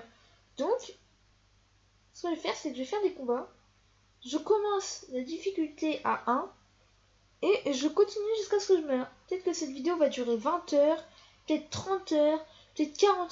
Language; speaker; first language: French; native; French